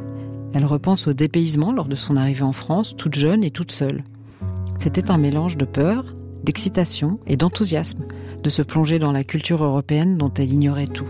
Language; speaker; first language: French; native; French